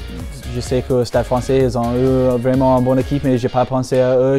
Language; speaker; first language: French; non-native, fluent; English